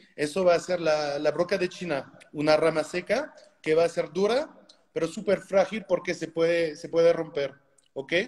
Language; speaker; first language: Spanish; non-native, fluent; French